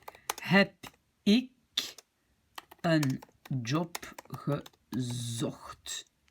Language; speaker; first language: Dutch; non-native, local second language; French